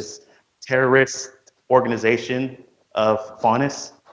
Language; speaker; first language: English; native; English